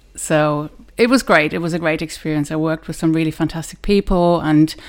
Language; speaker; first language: English; non-native, fluent; German